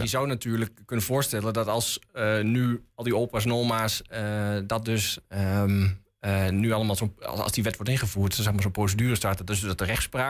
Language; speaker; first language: Dutch; native; Dutch